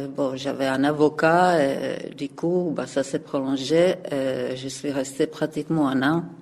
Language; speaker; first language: French; non-native, fluent; Czech